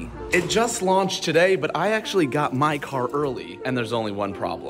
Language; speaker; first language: English; native; English